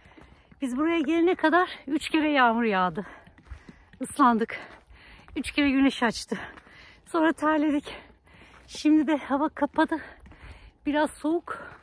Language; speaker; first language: Turkish; native; Turkish